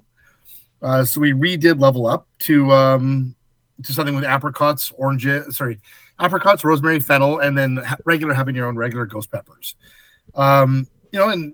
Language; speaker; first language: English; native; English